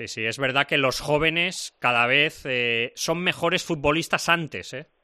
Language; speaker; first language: Spanish; native; Spanish